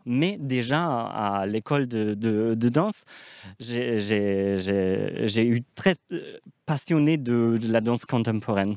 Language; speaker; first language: French; non-native, fluent; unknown